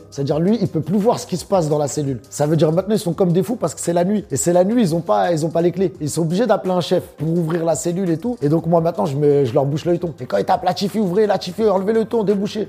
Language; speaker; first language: French; early bilingual, other home language; Arabic